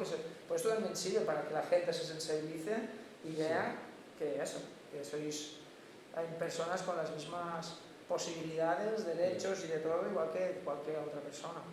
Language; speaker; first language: Spanish; native; Spanish